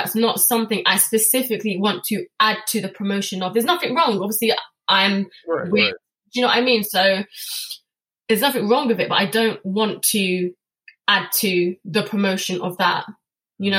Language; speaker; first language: English; native; English